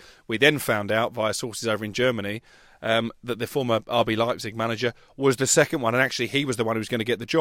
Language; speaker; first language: English; native; English